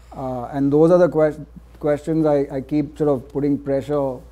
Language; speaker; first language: English; non-native, local second language; Gujarati